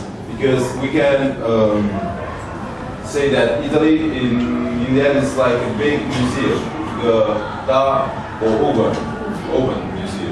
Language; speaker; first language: English; non-native, learner; Italian